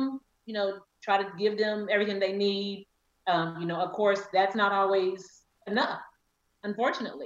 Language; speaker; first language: English; native; English